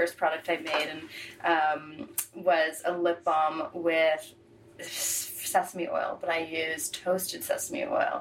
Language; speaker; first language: English; native; English